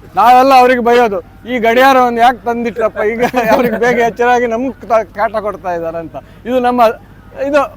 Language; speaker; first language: Kannada; non-native, local second language; Konkani